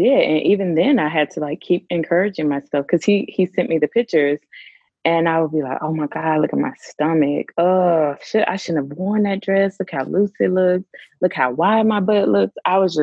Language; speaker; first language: English; native; English